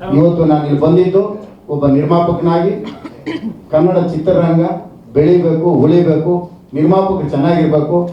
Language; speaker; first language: Kannada; non-native, local second language; Telugu